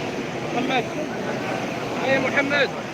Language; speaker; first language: Arabic; native; Arabic